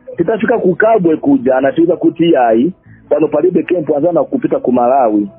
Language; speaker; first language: Nyanja; non-native, fluent; Swahili